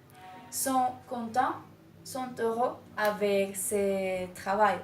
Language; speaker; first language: French; non-native, learner; Spanish